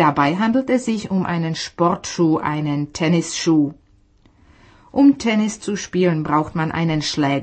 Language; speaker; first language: German; non-native, fluent; Czech